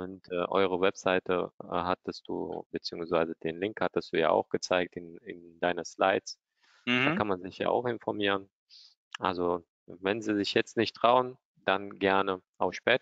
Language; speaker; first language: German; native; German